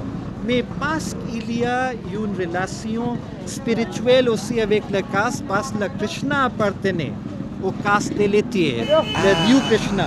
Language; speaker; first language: French; non-native, fluent; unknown